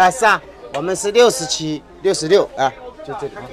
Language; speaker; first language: Chinese; native; Chinese